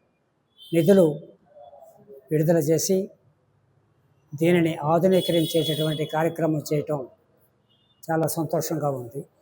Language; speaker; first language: Telugu; native; Telugu